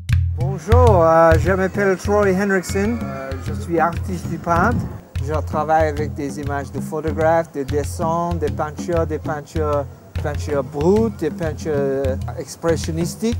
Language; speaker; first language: French; non-native, learner; English